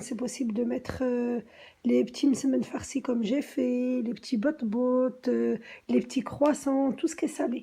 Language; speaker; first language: French; native; French